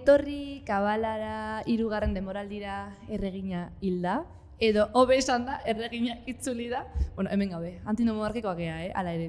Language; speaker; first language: Basque; native; Basque